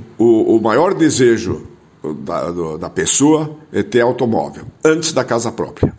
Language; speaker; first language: Portuguese; non-native, local second language; German